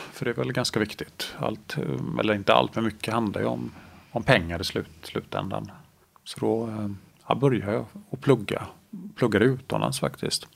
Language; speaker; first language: Swedish; native; Swedish